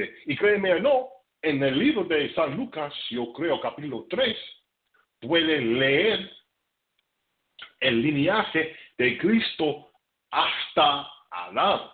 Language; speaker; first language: Spanish; non-native, fluent; English